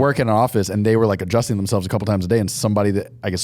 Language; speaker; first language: English; native; English